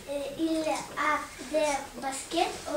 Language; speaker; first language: French; non-native, learner; Russian